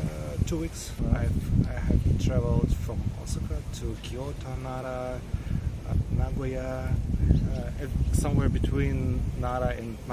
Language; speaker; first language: English; non-native, fluent; Russian